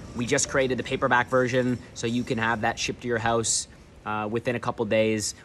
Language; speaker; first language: English; native; English